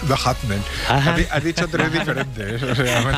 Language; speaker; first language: Spanish; native; Spanish